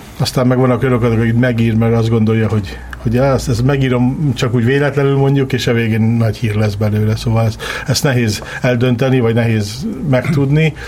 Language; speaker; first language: Hungarian; early bilingual, heritage; Hungarian